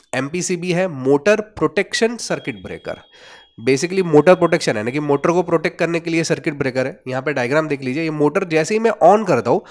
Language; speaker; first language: Hindi; non-native, local second language; Gujarati